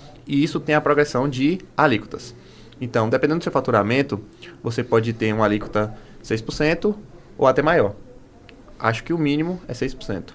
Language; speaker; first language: Portuguese; native; Portuguese